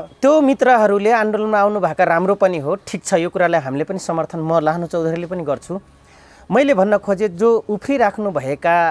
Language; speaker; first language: Nepali; non-native, local second language; Dangaura Tharu